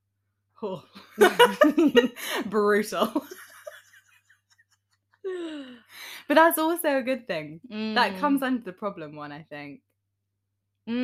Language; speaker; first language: English; native; English